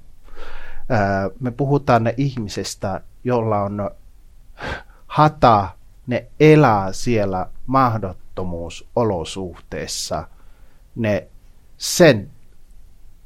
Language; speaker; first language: Finnish; non-native, fluent; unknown